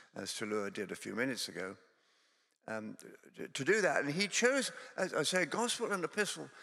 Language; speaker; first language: English; native; English